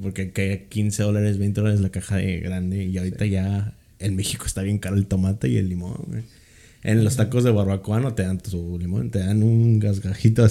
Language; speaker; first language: Spanish; early bilingual, heritage; Spanish